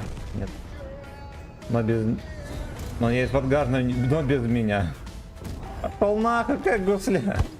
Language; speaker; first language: Russian; native; Russian